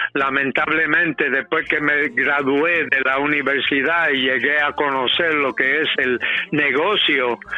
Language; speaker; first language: Spanish; non-native, fluent; English